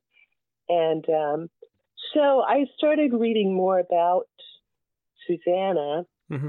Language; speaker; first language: English; native; English